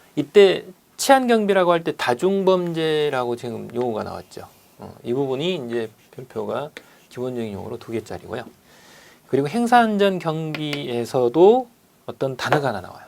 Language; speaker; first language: Korean; native; Korean